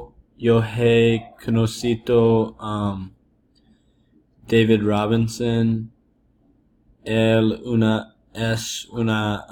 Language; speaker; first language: Spanish; non-native, learner; English